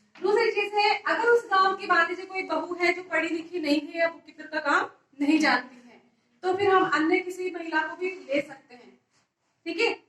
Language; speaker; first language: Hindi; native; Hindi